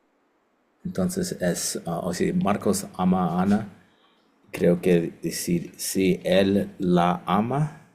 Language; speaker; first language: Spanish; non-native, learner; English